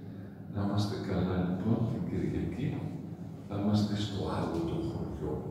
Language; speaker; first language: Greek; native; Greek